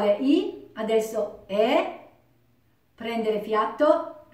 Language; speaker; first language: Italian; non-native, learner; Japanese